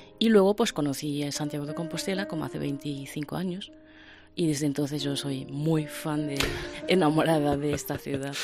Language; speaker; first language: Spanish; non-native, fluent; Japanese